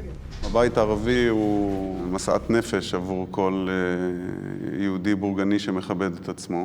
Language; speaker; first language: Hebrew; native; Hebrew